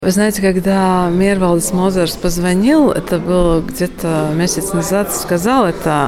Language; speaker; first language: Russian; non-native, local second language; Latvian